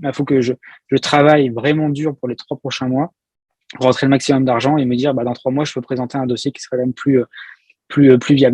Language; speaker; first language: French; native; French